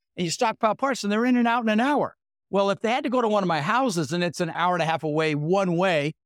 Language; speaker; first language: English; native; English